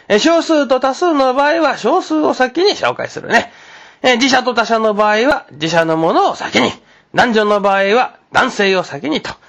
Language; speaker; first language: Japanese; non-native, fluent; Chinese